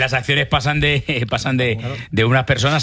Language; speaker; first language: Spanish; native; Spanish